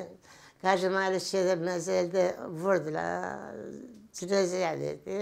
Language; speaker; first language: Turkish; non-native, local second language; Kurdish